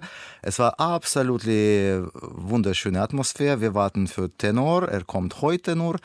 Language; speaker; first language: German; non-native, learner; Russian